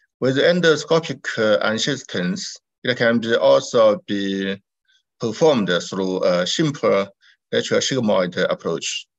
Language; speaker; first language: English; non-native, learner; Chinese